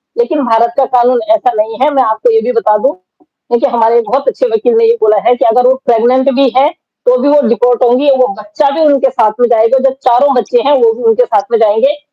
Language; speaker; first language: Hindi; native; Hindi